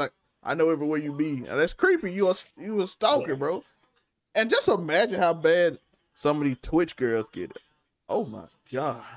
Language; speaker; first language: English; native; English